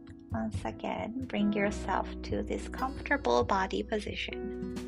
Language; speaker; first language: English; non-native, fluent; Japanese